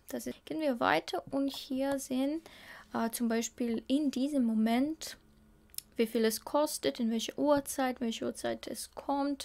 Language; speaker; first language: German; non-native, fluent; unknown